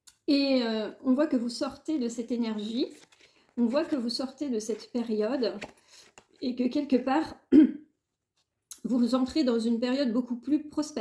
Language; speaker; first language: French; native; French